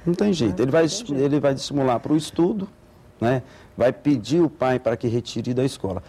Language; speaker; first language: Portuguese; native; Portuguese